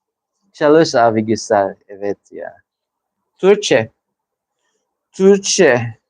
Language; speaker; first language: Turkish; non-native, learner; Filipino